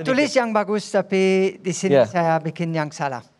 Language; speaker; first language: Indonesian; non-native, learner; Dutch